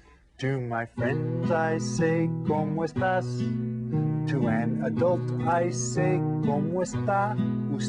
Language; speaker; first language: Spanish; non-native, fluent; English